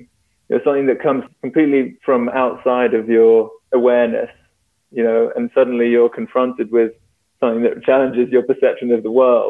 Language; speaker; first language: English; native; English